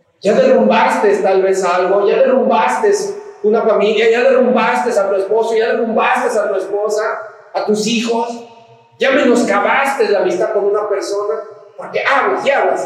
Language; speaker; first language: Spanish; native; Spanish